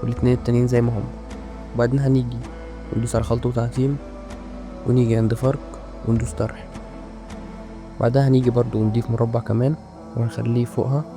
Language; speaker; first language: Arabic; native; Arabic